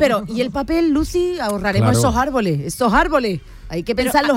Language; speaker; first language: Spanish; native; Spanish